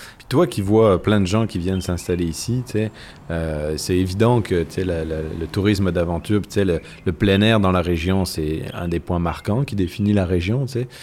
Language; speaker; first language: French; native; French